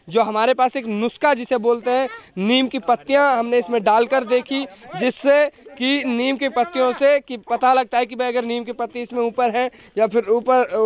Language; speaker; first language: Hindi; native; Hindi